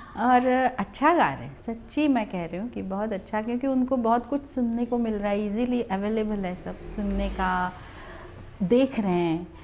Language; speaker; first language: Hindi; non-native, local second language; Marathi